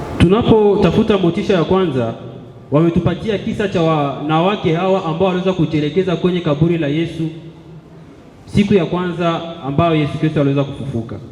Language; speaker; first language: Swahili; native; Swahili